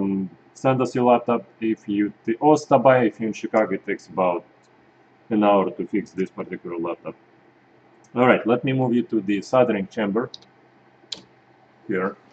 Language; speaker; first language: English; non-native, fluent; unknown